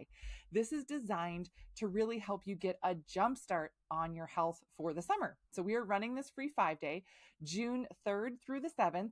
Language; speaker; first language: English; native; English